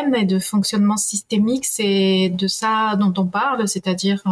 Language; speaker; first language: French; non-native, fluent; Spanish